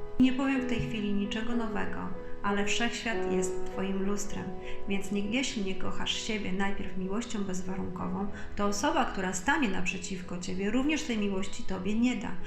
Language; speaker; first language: Polish; native; Polish